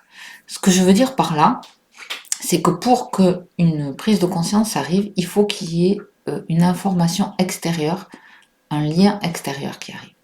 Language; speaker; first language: French; native; French